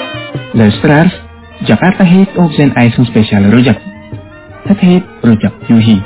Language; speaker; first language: Dutch; non-native, fluent; Indonesian